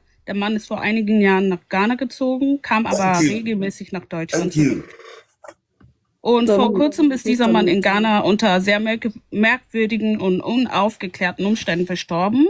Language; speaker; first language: German; native; German